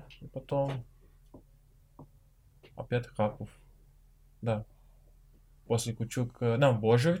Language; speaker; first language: Russian; non-native, learner; Portuguese